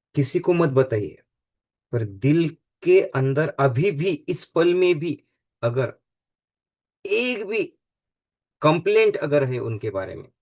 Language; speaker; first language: Hindi; non-native, local second language; Marathi